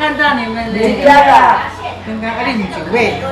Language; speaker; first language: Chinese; native; Chinese